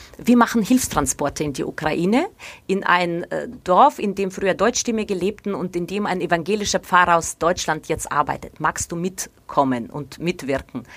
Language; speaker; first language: German; non-native, fluent; Ukrainian